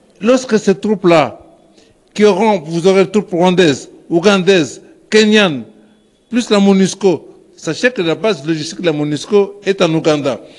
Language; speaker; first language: French; non-native, local second language; Lingala